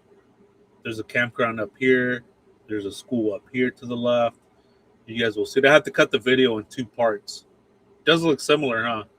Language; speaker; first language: English; native; English